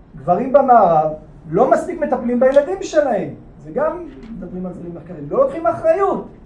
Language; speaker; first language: Hebrew; native; Hebrew